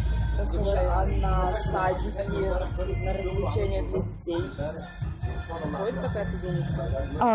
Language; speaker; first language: Russian; native; Russian